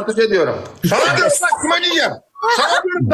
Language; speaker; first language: Turkish; native; Turkish